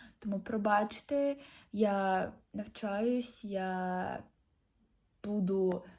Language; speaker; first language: Ukrainian; non-native, local second language; Russian